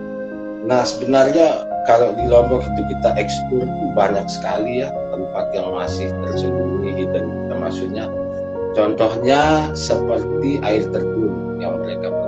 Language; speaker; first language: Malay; non-native, local second language; Sasak